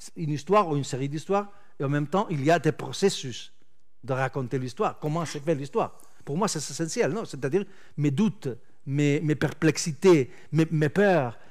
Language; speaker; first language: French; non-native, fluent; Spanish